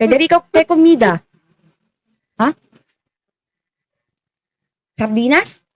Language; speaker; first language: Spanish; non-native, learner; Filipino